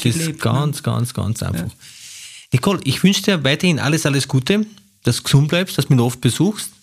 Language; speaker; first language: German; non-native, fluent; Slovenian